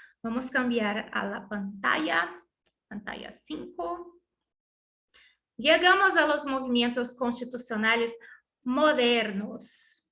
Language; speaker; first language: Spanish; non-native, learner; Portuguese